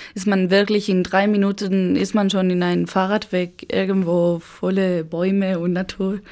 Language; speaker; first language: German; non-native, fluent; Spanish